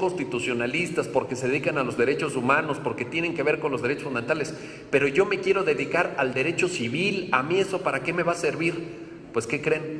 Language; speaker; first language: Spanish; native; Spanish